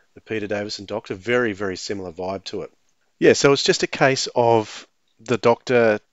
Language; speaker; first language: English; native; English